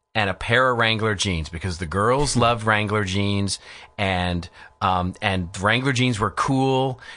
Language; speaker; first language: English; native; English